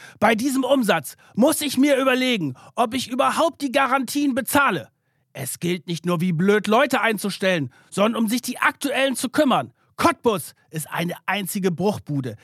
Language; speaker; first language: German; early bilingual, other home language; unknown